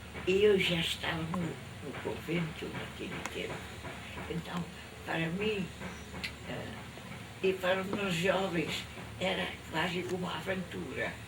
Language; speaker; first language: Portuguese; non-native, fluent; Dutch